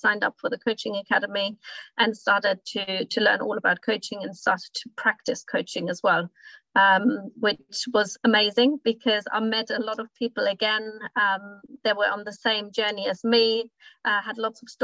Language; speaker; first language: English; non-native, fluent; German